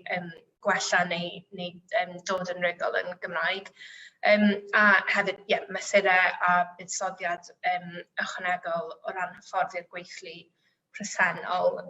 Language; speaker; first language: Welsh; native; Welsh